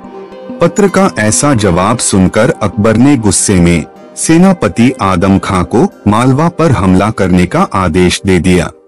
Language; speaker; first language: Hindi; native; Hindi